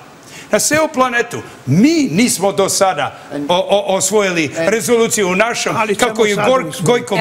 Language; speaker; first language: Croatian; early bilingual, heritage; English